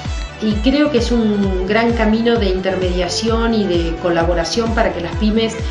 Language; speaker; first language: Spanish; native; Spanish